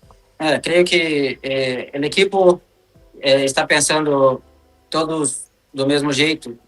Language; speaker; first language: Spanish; non-native, learner; Portuguese